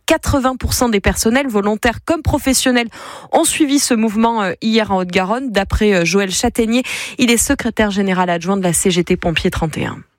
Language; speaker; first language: French; native; French